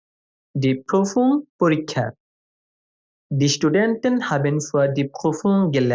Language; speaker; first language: German; non-native, fluent; Bangla